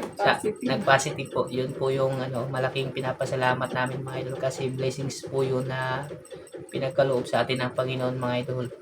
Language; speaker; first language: Filipino; native; Filipino